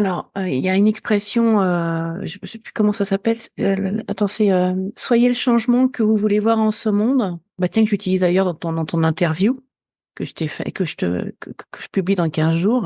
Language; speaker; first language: French; native; French